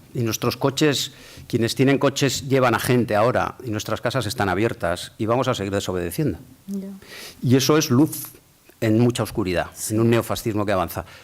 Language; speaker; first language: Spanish; native; Spanish